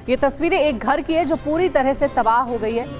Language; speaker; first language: Hindi; native; Hindi